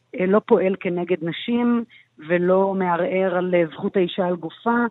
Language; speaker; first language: Hebrew; native; Hebrew